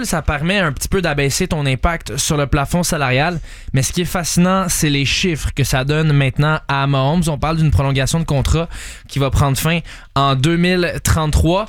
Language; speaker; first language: French; native; French